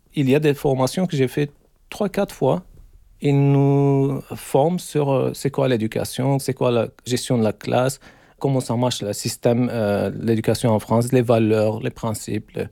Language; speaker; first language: French; non-native, learner; Turkish